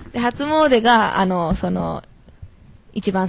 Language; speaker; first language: Japanese; native; Japanese